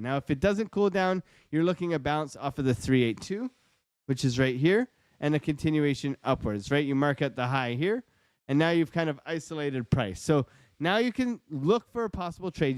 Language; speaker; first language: English; native; English